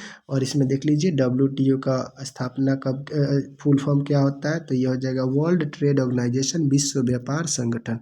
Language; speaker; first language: Hindi; non-native, local second language; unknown